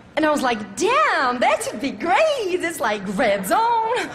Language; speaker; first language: English; non-native, fluent; Czech